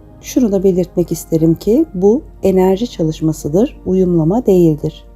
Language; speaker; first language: Turkish; native; Turkish